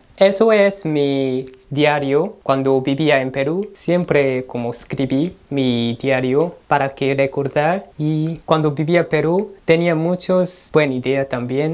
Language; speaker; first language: Spanish; non-native, learner; Korean